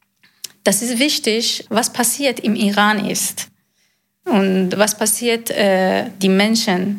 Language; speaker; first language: German; non-native, learner; Persian